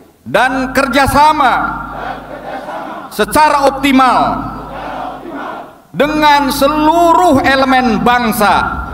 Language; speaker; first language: Indonesian; native; Indonesian